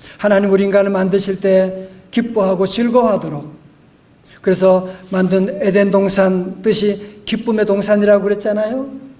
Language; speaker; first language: Korean; native; Korean